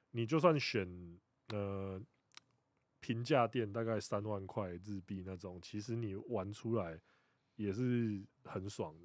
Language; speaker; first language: Chinese; native; Chinese